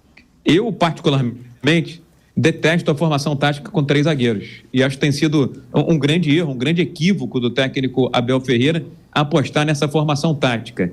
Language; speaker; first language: Portuguese; native; Portuguese